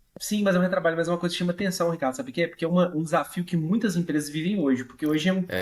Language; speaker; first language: Portuguese; native; Portuguese